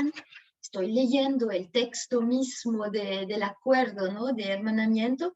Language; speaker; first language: Spanish; non-native, fluent; French